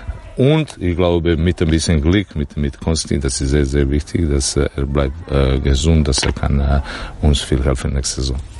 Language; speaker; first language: German; non-native, learner; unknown